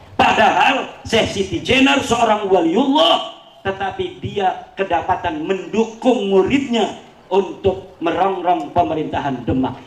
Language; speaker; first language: Indonesian; non-native, local second language; Javanese